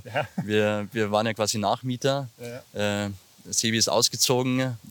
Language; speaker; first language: German; native; German